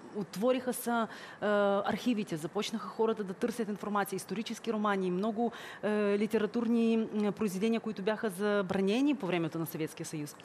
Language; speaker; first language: Bulgarian; early bilingual, heritage; Bulgarian